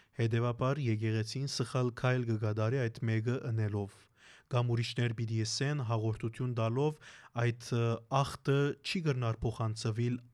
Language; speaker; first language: Armenian; early bilingual, heritage; Armenian